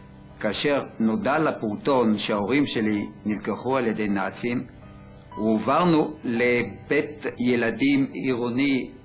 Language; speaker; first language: Hebrew; early bilingual, other home language; French